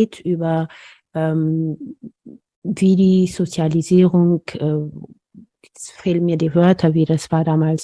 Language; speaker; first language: German; non-native, fluent; Amharic